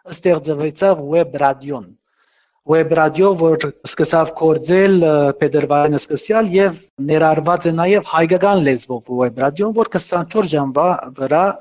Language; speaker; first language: Armenian; early bilingual, heritage; Armenian